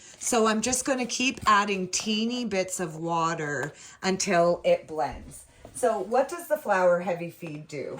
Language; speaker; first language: English; native; English